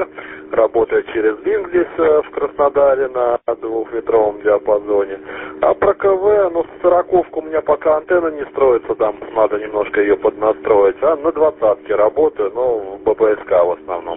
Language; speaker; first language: Russian; native; Russian